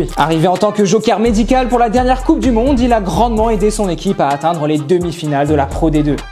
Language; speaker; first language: French; native; French